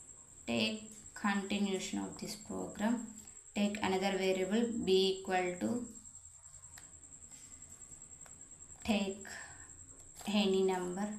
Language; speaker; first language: English; non-native, local second language; Telugu